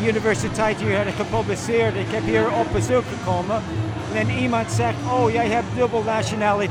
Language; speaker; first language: Dutch; non-native, fluent; English